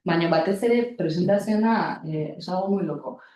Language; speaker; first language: Spanish; non-native, local second language; Basque